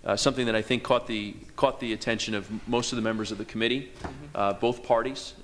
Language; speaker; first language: English; native; English